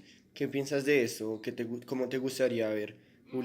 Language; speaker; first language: Spanish; native; Spanish